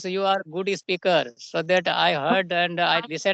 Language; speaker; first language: English; non-native, learner; Hindi